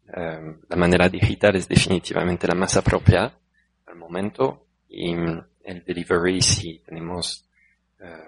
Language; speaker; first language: Spanish; non-native, fluent; French